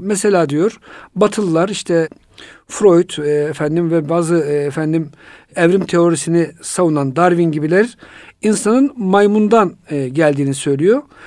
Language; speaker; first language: Turkish; native; Turkish